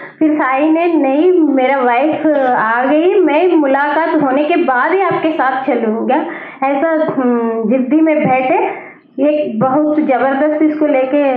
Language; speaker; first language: Hindi; non-native, local second language; Telugu